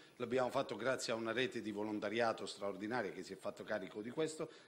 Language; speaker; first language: Italian; native; Italian